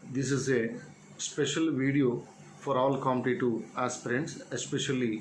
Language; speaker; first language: English; non-native, local second language; Telugu